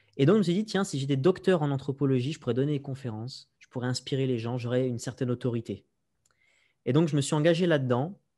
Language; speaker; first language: French; native; French